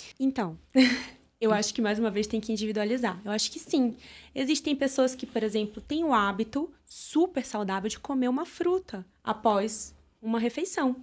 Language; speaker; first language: Portuguese; native; Portuguese